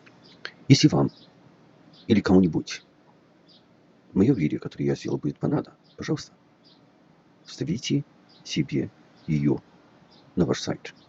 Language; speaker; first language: Russian; non-native, fluent; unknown